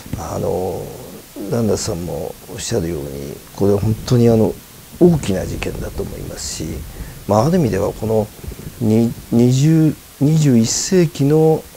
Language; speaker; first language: Japanese; native; Japanese